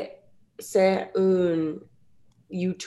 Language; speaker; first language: French; non-native, learner; English